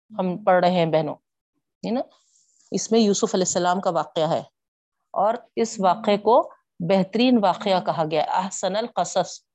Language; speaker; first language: Urdu; native; Urdu